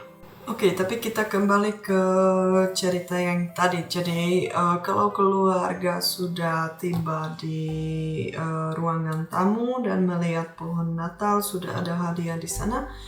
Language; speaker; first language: Indonesian; non-native, fluent; Czech